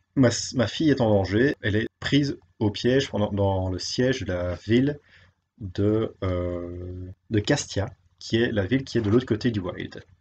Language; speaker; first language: French; native; French